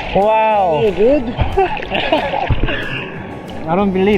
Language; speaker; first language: English; non-native, learner; Korean